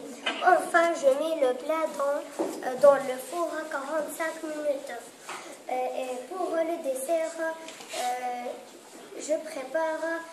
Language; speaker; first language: French; non-native, learner; Arabic